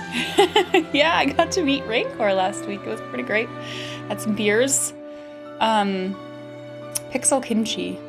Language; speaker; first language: English; native; English